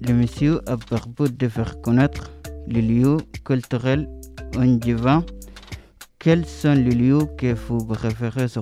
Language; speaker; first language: French; non-native, learner; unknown